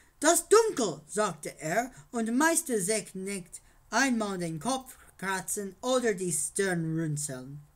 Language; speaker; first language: German; non-native, learner; English